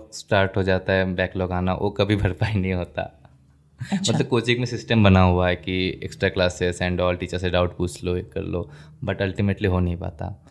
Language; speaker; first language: Hindi; non-native, local second language; Bangla